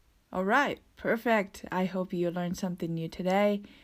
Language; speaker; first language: English; non-native, fluent; Japanese